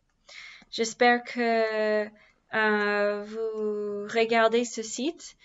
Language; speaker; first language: French; non-native, learner; English